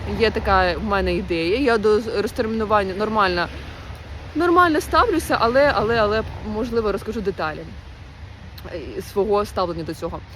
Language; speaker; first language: Ukrainian; non-native, local second language; Russian